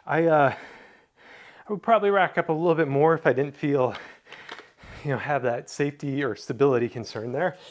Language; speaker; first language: English; native; English